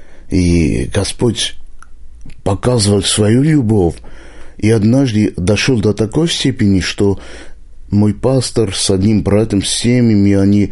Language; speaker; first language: Russian; non-native, local second language; Armenian